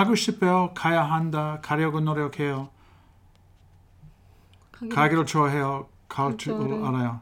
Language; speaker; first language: Korean; non-native, fluent; English